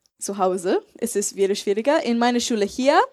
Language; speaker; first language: German; non-native, learner; English